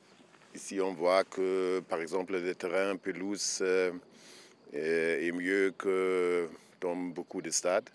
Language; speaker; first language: French; non-native, fluent; German